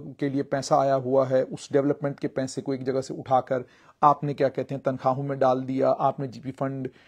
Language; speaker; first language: Hindi; non-native, local second language; Kashmiri